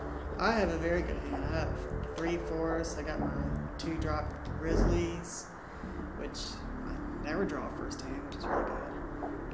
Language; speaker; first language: English; native; English